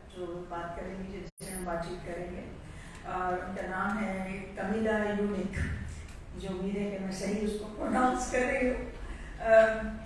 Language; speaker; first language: Urdu; native; Urdu